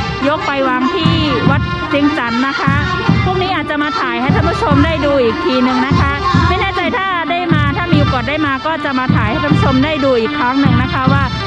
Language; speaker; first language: Thai; non-native, fluent; Khün